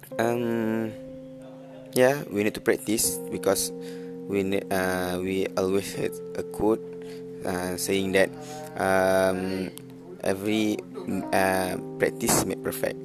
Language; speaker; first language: English; non-native, learner; Malay